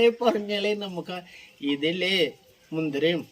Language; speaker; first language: Malayalam; non-native, learner; Hindi